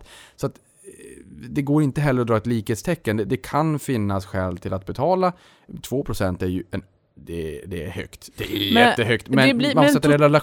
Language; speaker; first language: Swedish; native; Swedish